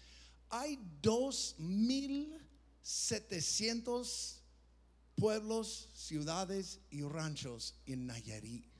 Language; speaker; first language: Spanish; non-native, fluent; English